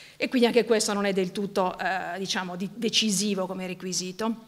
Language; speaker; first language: Italian; native; Italian